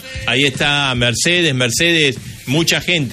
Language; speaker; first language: Spanish; native; Spanish